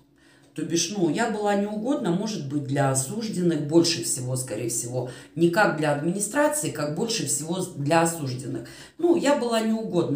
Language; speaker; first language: Russian; native; Russian